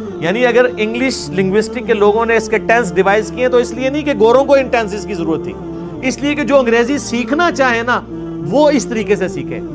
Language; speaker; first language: Urdu; non-native, local second language; Punjabi